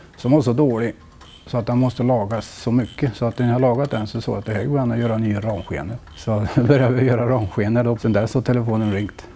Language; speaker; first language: Swedish; native; Swedish